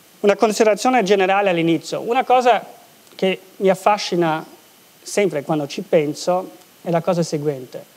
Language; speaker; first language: Italian; non-native, local second language; German